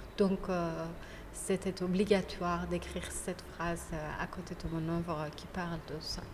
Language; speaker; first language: French; non-native, fluent; Persian